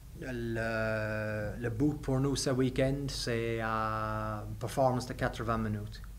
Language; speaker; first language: French; non-native, learner; English